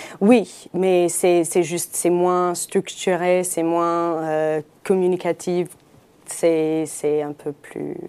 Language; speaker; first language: French; non-native, fluent; English